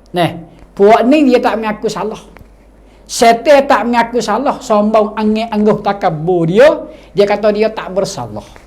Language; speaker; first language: Malay; native; Malay